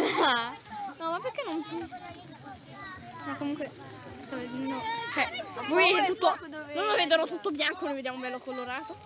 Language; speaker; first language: Italian; native; Italian